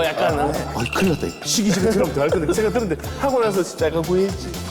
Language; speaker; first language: Korean; native; Korean